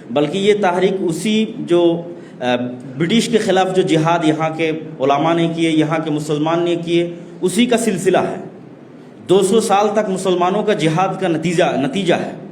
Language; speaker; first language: Urdu; non-native, fluent; Bangla